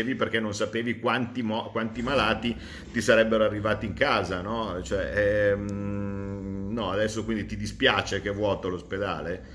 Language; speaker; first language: Italian; native; Italian